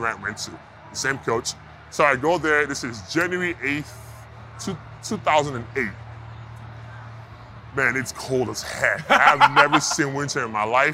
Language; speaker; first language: English; non-native, local second language; Yoruba